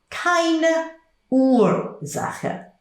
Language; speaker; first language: German; non-native, fluent; English